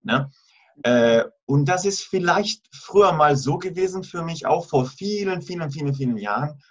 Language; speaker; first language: German; non-native, fluent; Italian